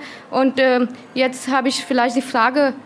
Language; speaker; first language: German; non-native, learner; Hindi